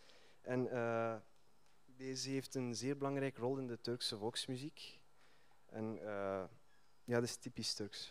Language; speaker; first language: Dutch; early bilingual, other home language; Turkish